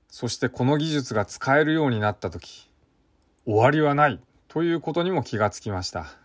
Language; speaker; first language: Japanese; native; Japanese